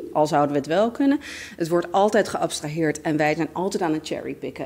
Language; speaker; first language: Dutch; native; Dutch